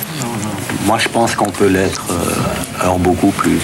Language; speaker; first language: French; native; French